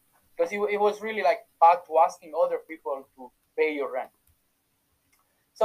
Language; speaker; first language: English; non-native, fluent; Italian